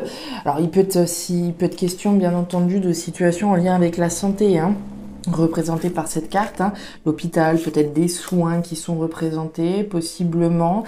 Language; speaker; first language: French; native; French